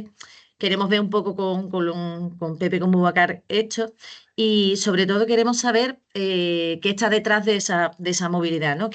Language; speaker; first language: Spanish; native; Spanish